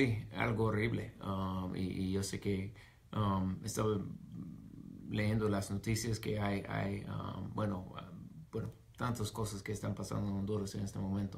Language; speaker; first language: Spanish; non-native, fluent; English